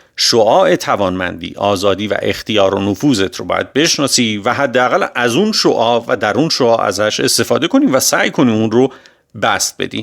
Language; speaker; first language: Persian; native; Persian